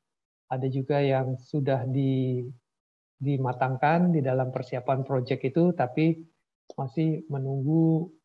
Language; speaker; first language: Indonesian; native; Indonesian